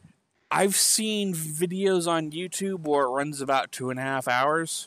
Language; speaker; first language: English; native; English